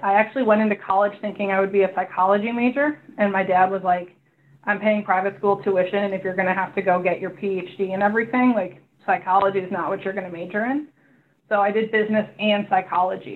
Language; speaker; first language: English; native; English